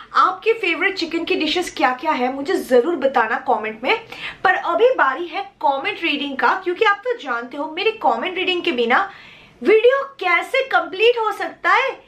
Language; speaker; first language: Hindi; non-native, local second language; Bangla